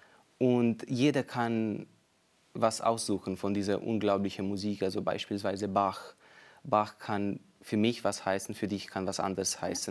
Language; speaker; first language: German; non-native, fluent; Romanian